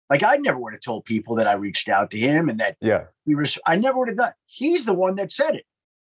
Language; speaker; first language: English; native; English